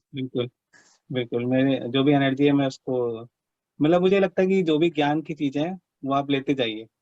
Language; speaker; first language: Hindi; native; Hindi